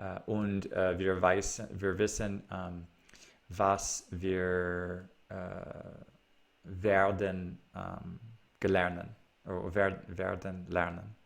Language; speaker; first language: German; non-native, learner; English